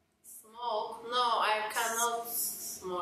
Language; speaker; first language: English; non-native, learner; Turkish